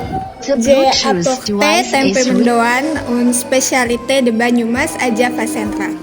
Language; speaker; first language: French; non-native, learner; Indonesian